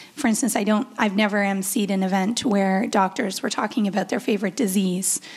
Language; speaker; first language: English; native; English